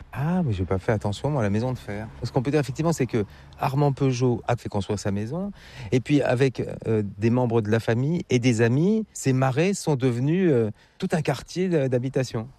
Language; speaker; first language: French; native; French